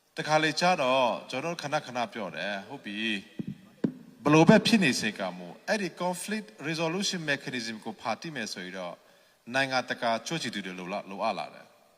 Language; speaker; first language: Burmese; non-native, local second language; Hakha Chin